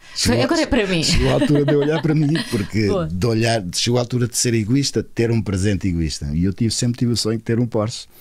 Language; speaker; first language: Portuguese; non-native, local second language; Kabuverdianu